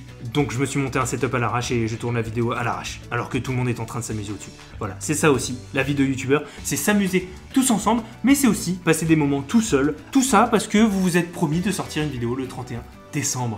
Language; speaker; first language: French; native; French